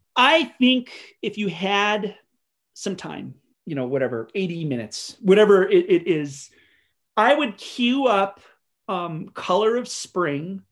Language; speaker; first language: English; native; English